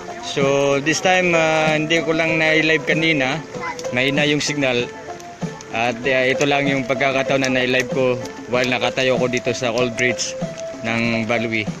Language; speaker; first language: Filipino; non-native, local second language; Maranao